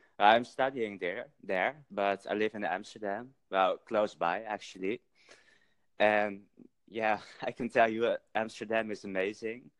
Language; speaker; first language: English; non-native, fluent; Dutch